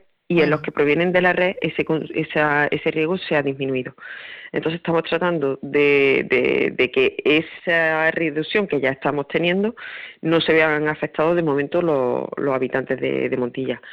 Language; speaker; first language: Spanish; native; Spanish